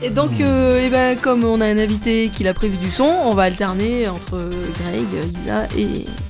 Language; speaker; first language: French; native; French